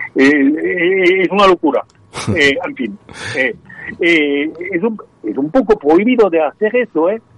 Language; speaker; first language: Spanish; non-native, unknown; French